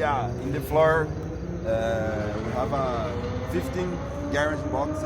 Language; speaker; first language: English; non-native, learner; Portuguese